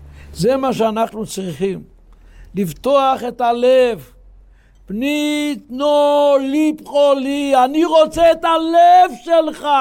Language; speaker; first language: Hebrew; non-native, local second language; Yiddish